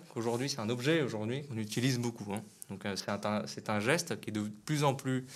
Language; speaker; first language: French; non-native, fluent; Vietnamese